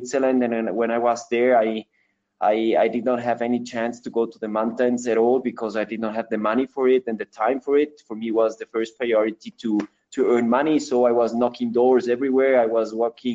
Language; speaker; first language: English; non-native, fluent; Spanish